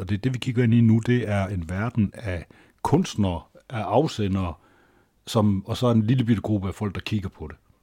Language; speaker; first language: Danish; native; Danish